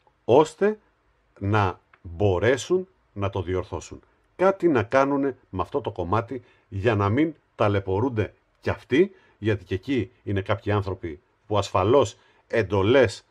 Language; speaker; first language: Greek; native; Greek